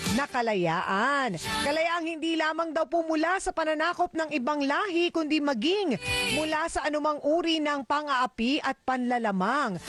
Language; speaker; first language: Filipino; native; Filipino